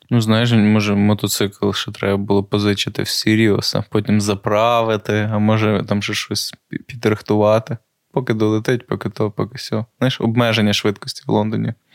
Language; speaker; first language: Ukrainian; native; Ukrainian